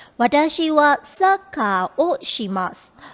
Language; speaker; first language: Japanese; non-native, fluent; Burmese